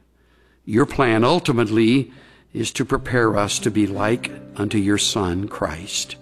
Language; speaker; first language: English; native; English